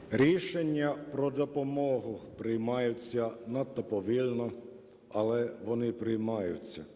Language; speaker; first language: Ukrainian; non-native, fluent; Finnish